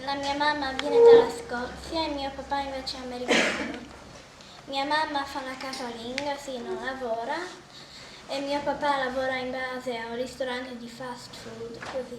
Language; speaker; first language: Italian; early bilingual, other home language; English